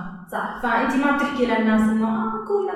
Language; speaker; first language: Arabic; native; Arabic